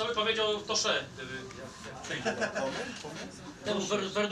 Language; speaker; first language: Polish; native; Polish